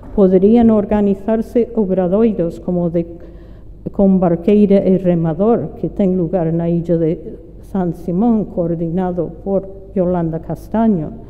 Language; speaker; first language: Galician; non-native, fluent; English